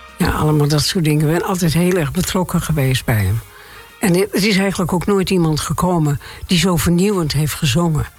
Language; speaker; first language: Dutch; native; Dutch